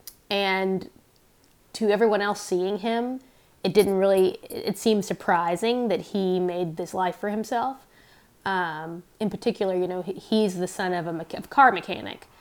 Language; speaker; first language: English; native; English